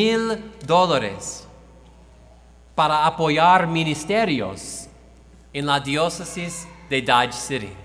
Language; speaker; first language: Spanish; non-native, fluent; English